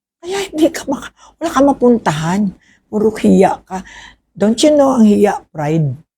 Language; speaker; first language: Filipino; non-native, local second language; Hiligaynon